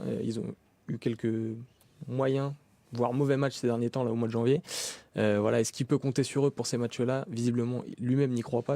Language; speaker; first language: French; native; French